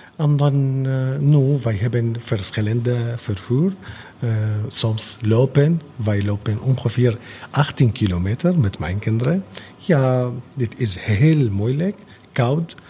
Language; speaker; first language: Dutch; non-native, learner; Arabic